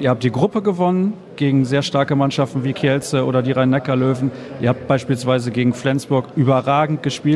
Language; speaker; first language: German; native; German